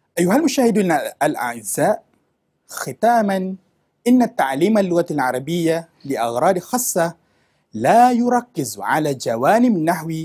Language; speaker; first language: Arabic; non-native, fluent; Malay